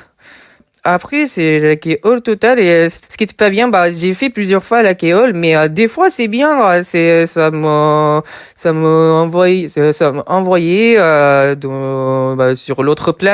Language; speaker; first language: French; non-native, fluent; Japanese